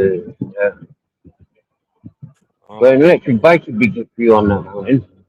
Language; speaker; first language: English; native; English